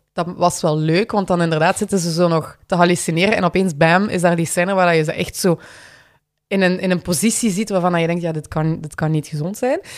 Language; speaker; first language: Dutch; native; Dutch